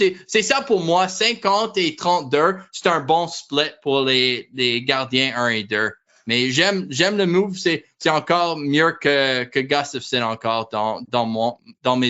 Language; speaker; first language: French; non-native, learner; English